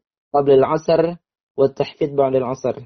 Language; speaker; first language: Arabic; non-native, learner; Indonesian